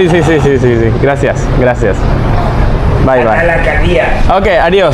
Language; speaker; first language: Spanish; non-native, learner; Malayalam